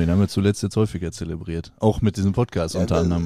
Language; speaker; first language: German; native; German